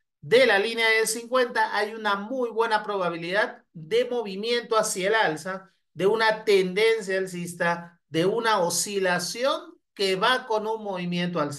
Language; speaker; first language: Spanish; native; Spanish